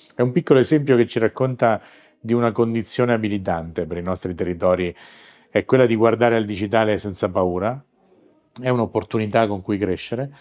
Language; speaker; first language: Italian; native; Italian